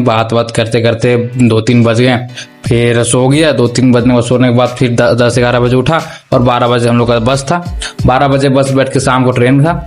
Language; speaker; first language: Hindi; native; Hindi